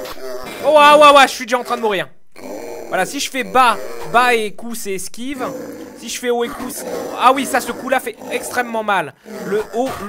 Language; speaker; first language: French; native; French